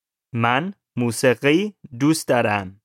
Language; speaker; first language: Persian; non-native, learner; English